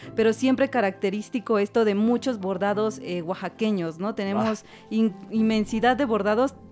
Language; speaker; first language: Spanish; native; Spanish